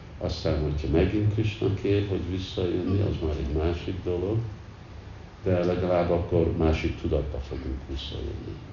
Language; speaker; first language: Hungarian; early bilingual, heritage; Hungarian